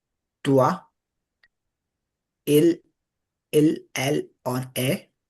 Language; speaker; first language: French; non-native, learner; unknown